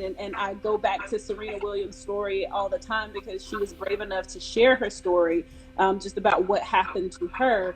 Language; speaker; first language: English; native; English